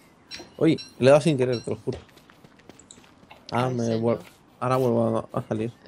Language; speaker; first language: Spanish; native; Spanish